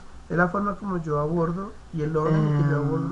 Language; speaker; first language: Spanish; native; Spanish